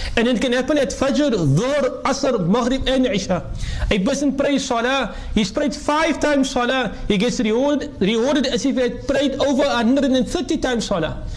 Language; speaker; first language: English; native; English